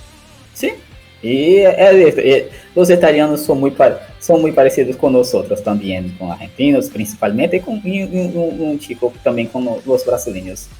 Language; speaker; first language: Spanish; non-native, learner; Portuguese